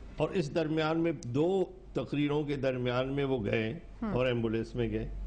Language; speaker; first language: Urdu; non-native, local second language; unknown